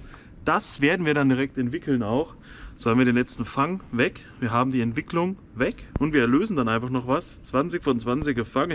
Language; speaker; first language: German; native; German